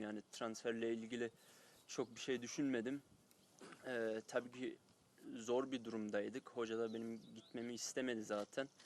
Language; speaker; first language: Turkish; early bilingual, heritage; Turkish